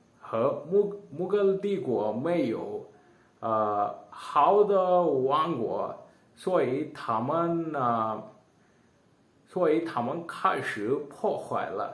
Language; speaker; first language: Chinese; non-native, learner; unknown